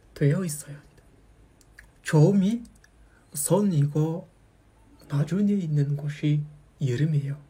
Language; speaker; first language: Korean; non-native, fluent; Kazakh